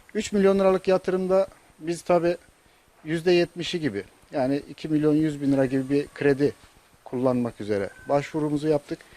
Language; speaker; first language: Turkish; native; Turkish